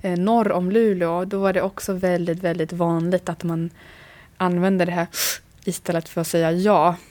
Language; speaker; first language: Swedish; non-native, fluent; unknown